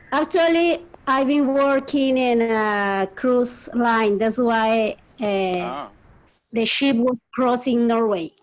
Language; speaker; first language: English; non-native, learner; Spanish